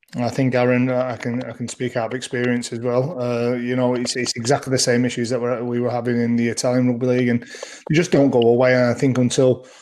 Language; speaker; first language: English; early bilingual, other home language; Maltese